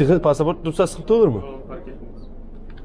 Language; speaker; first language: Turkish; native; Turkish